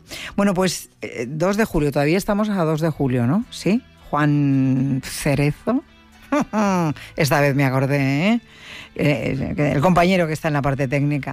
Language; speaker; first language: Spanish; native; Spanish